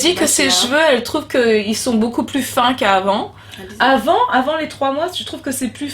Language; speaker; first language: French; native; French